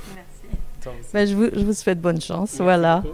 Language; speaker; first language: French; native; French